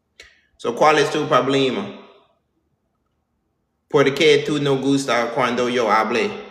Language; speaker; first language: Spanish; non-native, learner; English